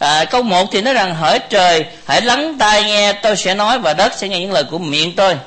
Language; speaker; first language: Vietnamese; native; Vietnamese